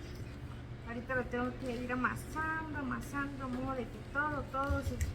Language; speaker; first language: Spanish; native; Spanish